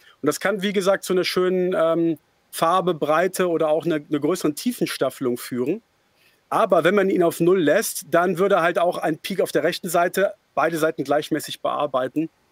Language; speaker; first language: German; native; German